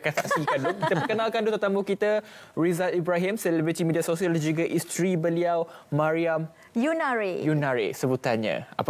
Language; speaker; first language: Malay; native; Malay